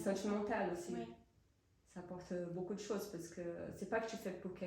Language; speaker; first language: French; non-native, fluent; Portuguese